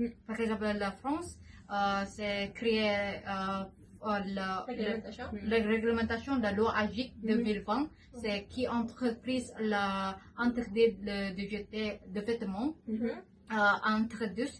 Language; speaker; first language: French; non-native, learner; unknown